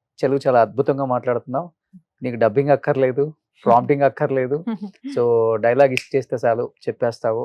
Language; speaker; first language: Telugu; native; Telugu